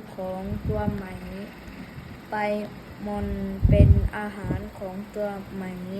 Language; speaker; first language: Thai; early bilingual, heritage; Thai